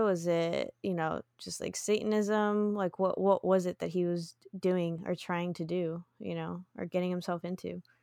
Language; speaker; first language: English; early bilingual, other home language; Spanish